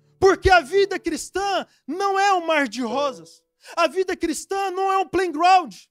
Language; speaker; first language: Portuguese; native; Portuguese